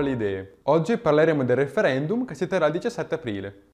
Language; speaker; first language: Italian; native; Italian